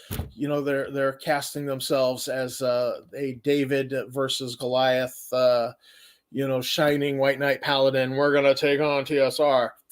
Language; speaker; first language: English; native; English